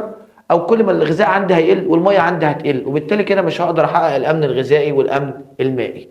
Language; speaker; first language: Arabic; native; Arabic